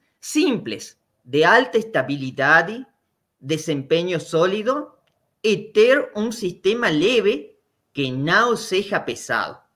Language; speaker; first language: Portuguese; non-native, learner; Spanish